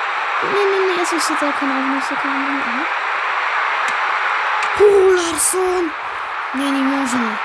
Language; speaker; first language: Slovak; native; Slovak